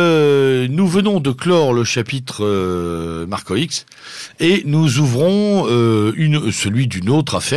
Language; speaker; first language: French; native; French